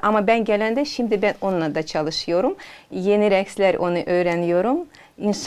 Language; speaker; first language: Turkish; non-native, learner; Azerbaijani